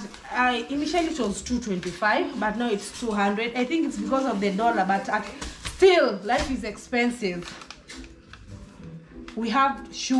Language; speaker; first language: English; non-native, local second language; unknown